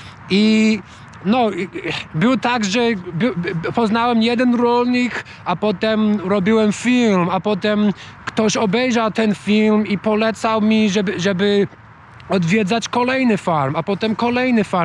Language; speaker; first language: Polish; non-native, learner; English